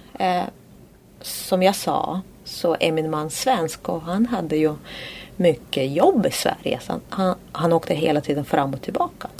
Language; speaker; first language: Swedish; non-native, fluent; Russian